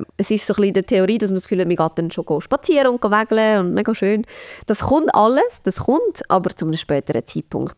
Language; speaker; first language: German; native; German